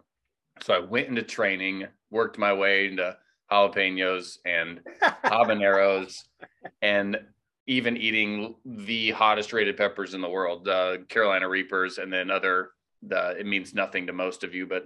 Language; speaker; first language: English; native; English